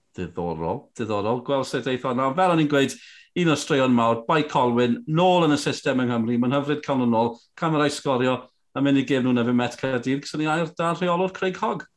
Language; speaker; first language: Welsh; native; Welsh